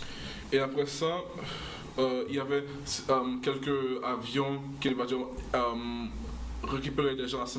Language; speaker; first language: French; non-native, local second language; English